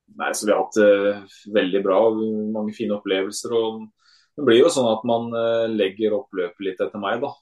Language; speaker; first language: Norwegian; native; Norwegian